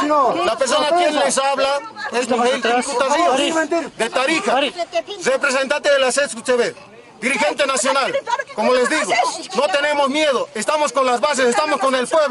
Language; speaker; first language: Spanish; native; Spanish